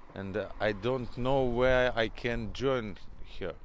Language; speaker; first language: English; non-native, fluent; Norwegian